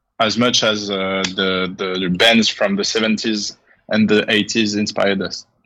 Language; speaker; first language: English; non-native, fluent; French